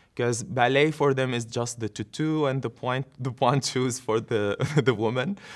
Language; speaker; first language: English; non-native, fluent; Arabic